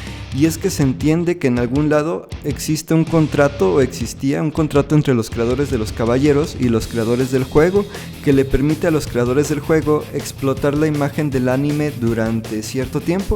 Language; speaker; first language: Spanish; native; Spanish